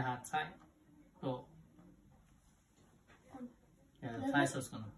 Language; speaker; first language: Danish; non-native, learner; Nepali